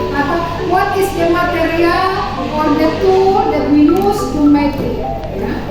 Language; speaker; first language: English; non-native, learner; Indonesian